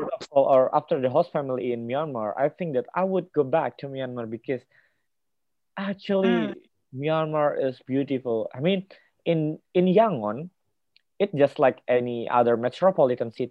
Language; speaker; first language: English; non-native, fluent; Indonesian